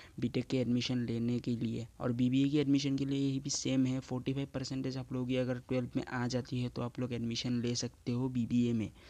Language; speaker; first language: Hindi; non-native, local second language; Assamese